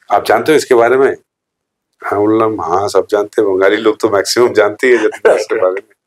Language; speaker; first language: Hindi; non-native, local second language; Bangla